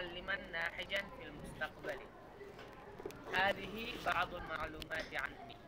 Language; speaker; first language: Arabic; non-native, learner; Bangla